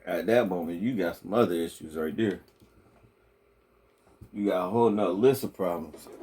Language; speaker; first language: English; native; English